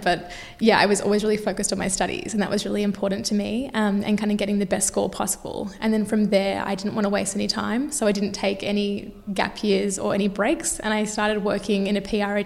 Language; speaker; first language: English; native; English